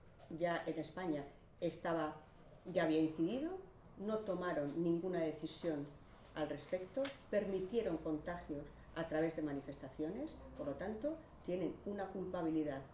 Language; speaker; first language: Spanish; native; Spanish